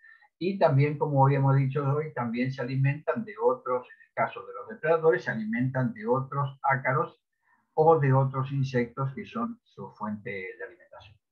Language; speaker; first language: Spanish; native; Spanish